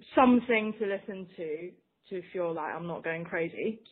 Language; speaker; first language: English; non-native, fluent; Chinese